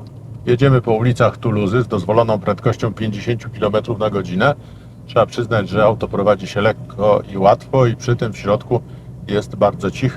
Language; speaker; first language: Polish; native; Polish